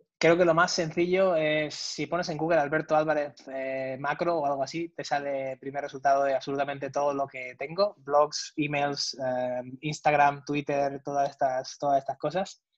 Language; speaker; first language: Spanish; native; Spanish